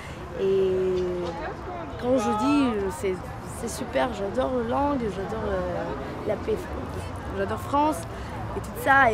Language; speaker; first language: French; non-native, learner; Macedonian